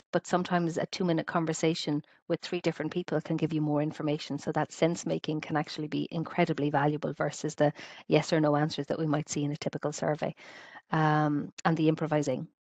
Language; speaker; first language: English; native; English